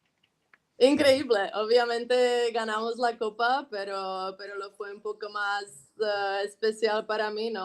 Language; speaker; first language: Spanish; non-native, fluent; Czech